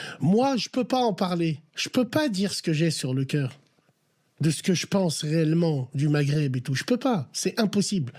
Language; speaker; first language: French; early bilingual, other home language; Arabic